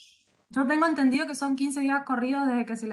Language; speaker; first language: Spanish; native; Spanish